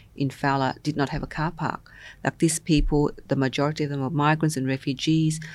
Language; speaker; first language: English; non-native, local second language; Vietnamese